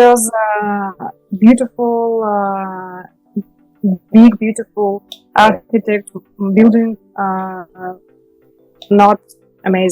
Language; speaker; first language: English; non-native, learner; Russian